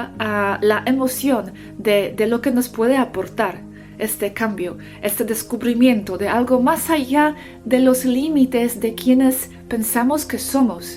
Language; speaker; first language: Spanish; non-native, fluent; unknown